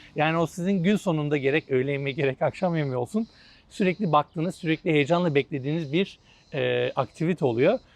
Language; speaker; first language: Turkish; native; Turkish